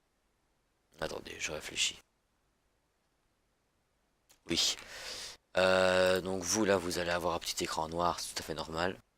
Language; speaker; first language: French; native; French